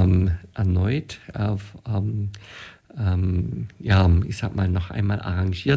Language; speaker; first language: German; native; German